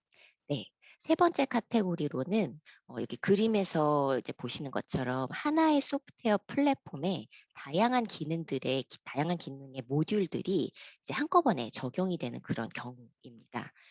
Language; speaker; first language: Korean; native; Korean